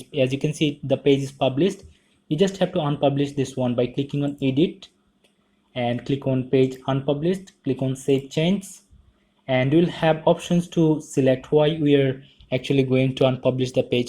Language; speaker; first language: English; non-native, fluent; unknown